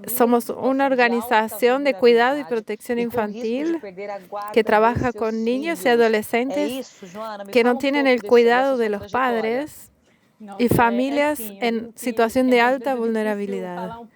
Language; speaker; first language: Spanish; non-native, fluent; Portuguese